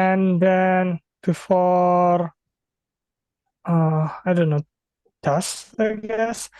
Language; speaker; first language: English; non-native, fluent; Indonesian